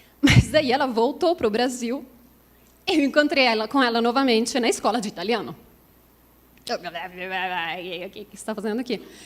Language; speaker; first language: Portuguese; non-native, fluent; Italian